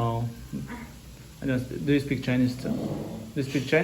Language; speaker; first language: English; non-native, learner; Russian